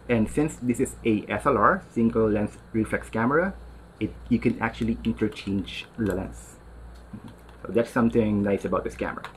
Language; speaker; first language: English; non-native, local second language; Filipino